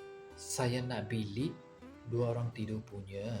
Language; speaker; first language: Indonesian; non-native, fluent; Burmese